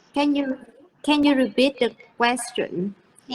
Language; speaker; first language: English; non-native, learner; Vietnamese